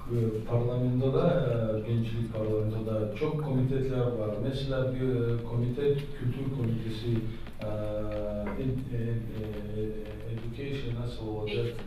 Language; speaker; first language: Turkish; non-native, learner; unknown